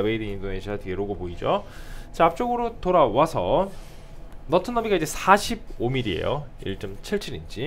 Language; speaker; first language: Korean; native; Korean